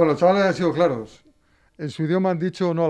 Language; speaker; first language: Spanish; native; Spanish